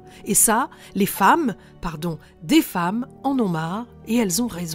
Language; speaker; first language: French; native; French